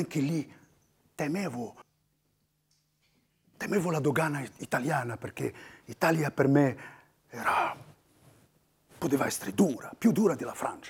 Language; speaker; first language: Italian; non-native, fluent; Arabic